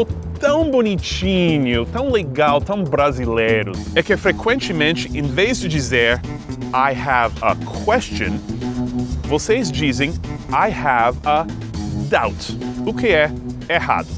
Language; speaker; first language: Portuguese; non-native, fluent; English